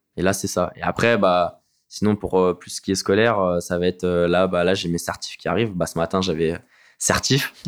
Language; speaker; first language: French; native; French